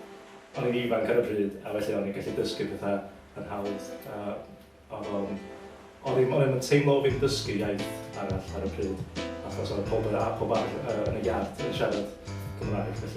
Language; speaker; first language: Welsh; non-native, local second language; English